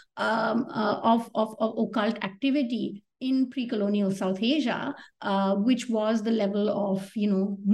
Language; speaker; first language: English; non-native, local second language; Hindi